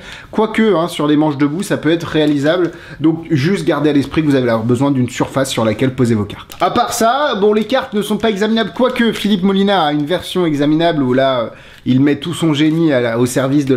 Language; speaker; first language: French; native; French